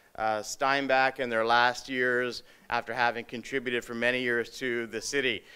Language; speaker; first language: English; native; English